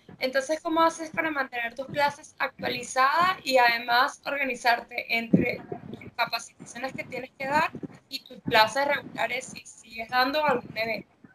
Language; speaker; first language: Spanish; native; Spanish